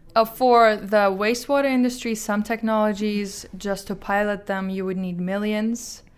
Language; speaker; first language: English; non-native, fluent; Azerbaijani